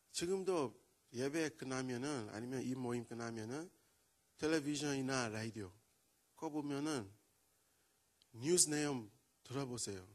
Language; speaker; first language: Korean; non-native, learner; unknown